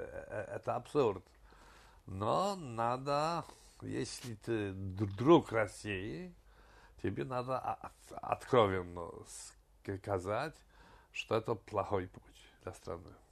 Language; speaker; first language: Russian; non-native, fluent; Polish